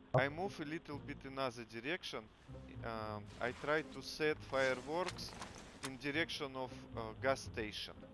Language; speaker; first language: English; non-native, learner; Russian